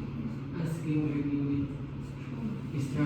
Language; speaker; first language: English; non-native, learner; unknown